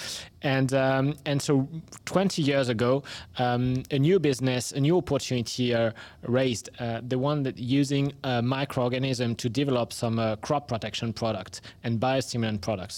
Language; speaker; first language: English; non-native, fluent; French